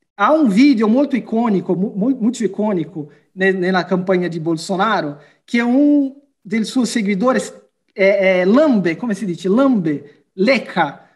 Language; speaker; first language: Portuguese; native; Portuguese